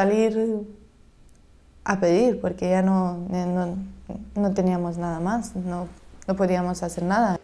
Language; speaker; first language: Spanish; non-native, fluent; Romanian